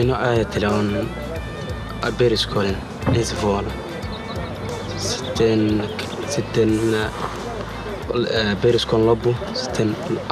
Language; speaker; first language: Finnish; non-native, learner; Somali